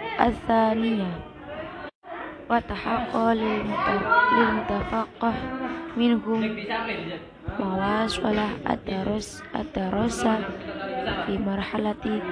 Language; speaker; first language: Arabic; non-native, learner; Indonesian